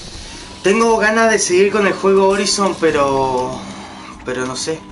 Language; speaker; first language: Spanish; native; Spanish